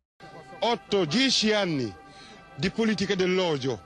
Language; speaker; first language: Italian; non-native, fluent; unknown